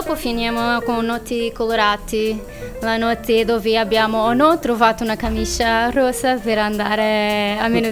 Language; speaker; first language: Italian; non-native, learner; Portuguese